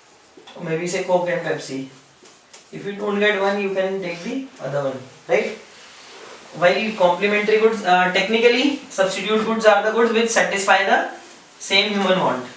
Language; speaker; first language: English; non-native, local second language; Hindi